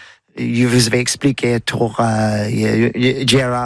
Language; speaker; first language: French; non-native, learner; English